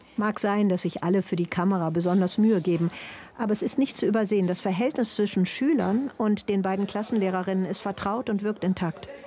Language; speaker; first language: German; native; German